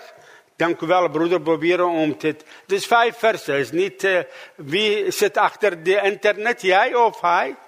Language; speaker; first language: Dutch; non-native, fluent; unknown